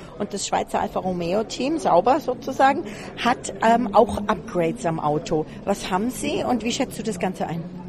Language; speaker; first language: German; native; German